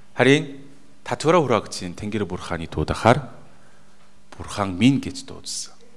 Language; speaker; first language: Mongolian; non-native, fluent; Korean